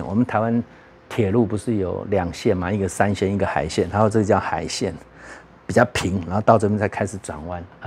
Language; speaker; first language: Chinese; native; Chinese